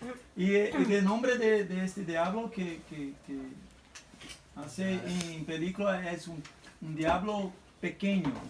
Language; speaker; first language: Spanish; non-native, learner; Portuguese